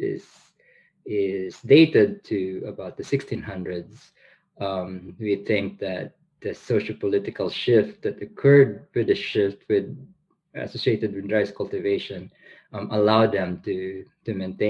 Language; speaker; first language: English; non-native, local second language; Bikol